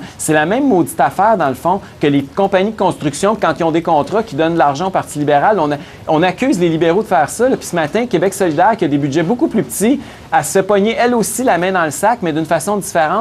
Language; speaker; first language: French; native; French